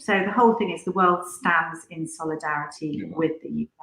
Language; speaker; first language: English; native; English